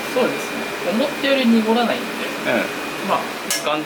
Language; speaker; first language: Japanese; native; Japanese